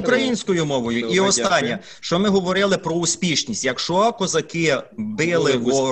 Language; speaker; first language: Ukrainian; native; Ukrainian